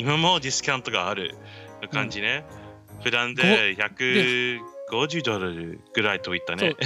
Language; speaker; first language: Japanese; non-native, learner; English